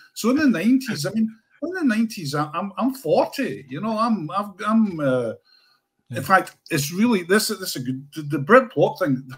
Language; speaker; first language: English; native; English